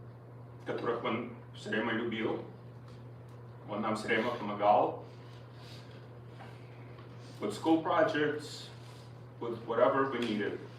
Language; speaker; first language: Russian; early bilingual, heritage; Russian